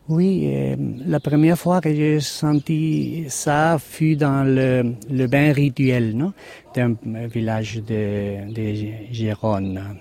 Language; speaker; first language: French; non-native, fluent; Spanish